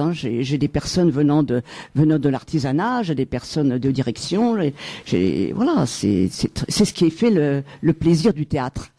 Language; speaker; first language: French; native; French